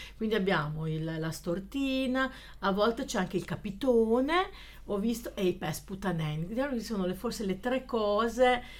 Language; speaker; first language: Italian; native; Italian